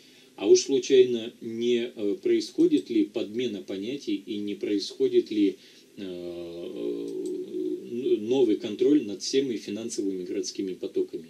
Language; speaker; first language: Russian; native; Russian